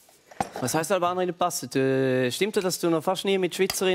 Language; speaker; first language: German; native; German